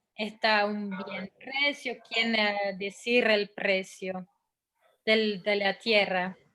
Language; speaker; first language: Spanish; non-native, fluent; Dutch